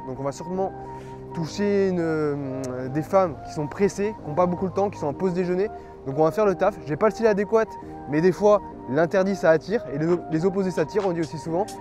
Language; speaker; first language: French; native; French